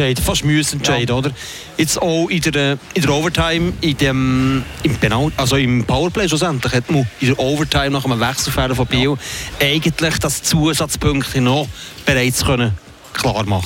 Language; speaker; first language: German; native; German